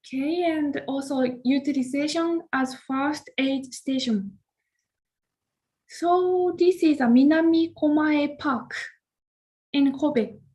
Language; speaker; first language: English; non-native, learner; Japanese